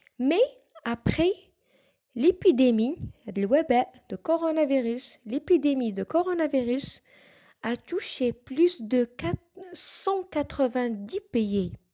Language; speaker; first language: French; non-native, local second language; Arabic